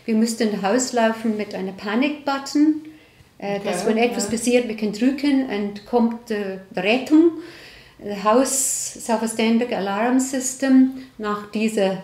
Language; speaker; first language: German; non-native, learner; English